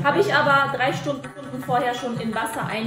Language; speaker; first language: German; early bilingual, other home language; Persian